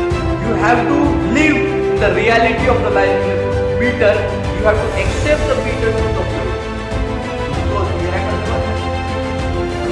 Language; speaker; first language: English; non-native, local second language; Marathi